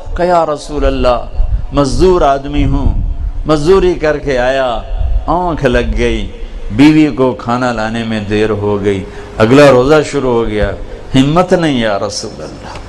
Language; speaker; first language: Urdu; non-native, local second language; Punjabi